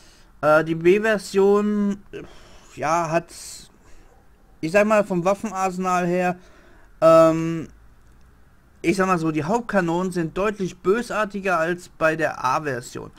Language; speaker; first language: German; native; German